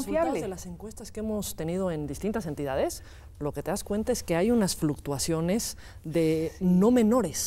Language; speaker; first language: Spanish; native; Spanish